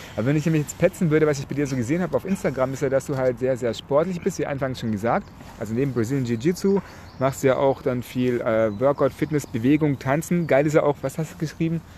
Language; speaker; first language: German; native; German